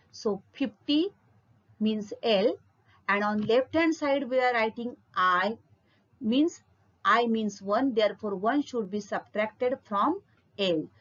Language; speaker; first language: English; non-native, local second language; Marathi